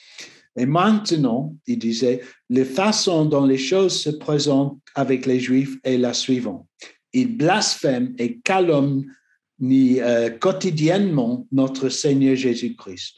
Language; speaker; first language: French; non-native, learner; English